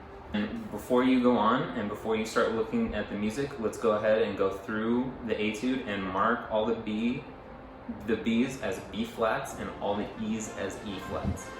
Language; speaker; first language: English; native; English